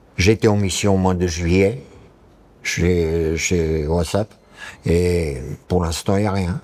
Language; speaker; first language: French; early bilingual, other home language; Serbian